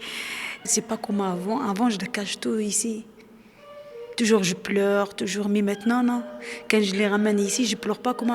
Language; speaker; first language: French; non-native, learner; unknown